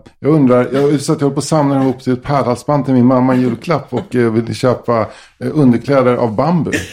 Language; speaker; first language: Swedish; native; Swedish